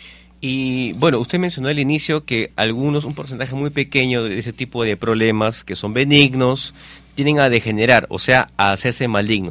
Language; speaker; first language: Spanish; native; Spanish